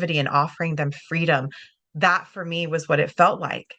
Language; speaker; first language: English; native; English